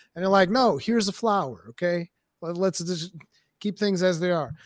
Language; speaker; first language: English; non-native, fluent; Portuguese